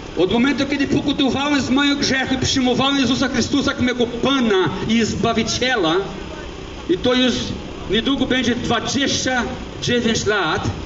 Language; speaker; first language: Polish; early bilingual, heritage; Polish